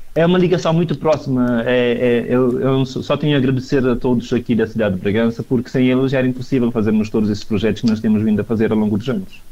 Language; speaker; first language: Portuguese; non-native, local second language; Kabuverdianu